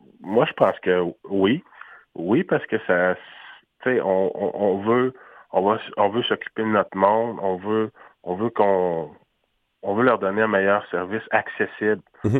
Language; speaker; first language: French; non-native, local second language; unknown